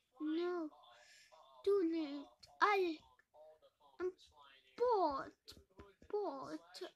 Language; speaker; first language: English; non-native, learner; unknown